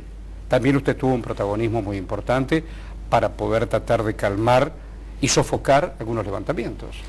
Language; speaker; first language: Spanish; native; Spanish